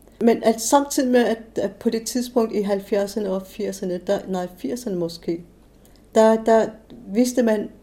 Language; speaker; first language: Danish; non-native, local second language; Kalaallisut